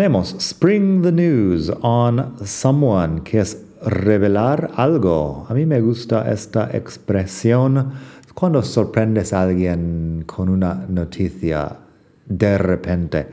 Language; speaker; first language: Spanish; non-native, fluent; English